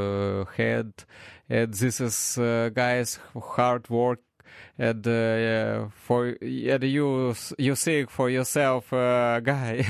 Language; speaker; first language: English; non-native, learner; Ukrainian